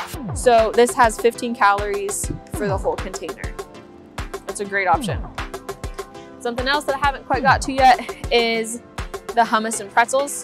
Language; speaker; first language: English; native; English